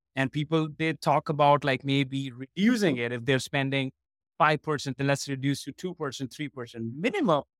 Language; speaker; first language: English; non-native, local second language; Hindi